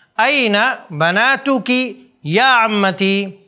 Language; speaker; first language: Arabic; non-native, fluent; Urdu